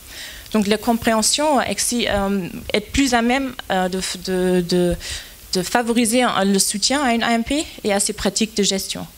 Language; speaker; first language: French; non-native, fluent; German